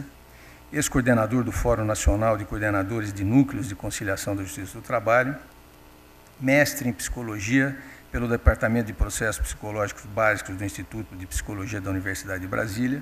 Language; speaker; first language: Portuguese; native; Portuguese